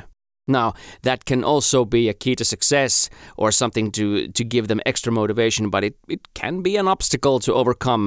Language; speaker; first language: English; non-native, fluent; Finnish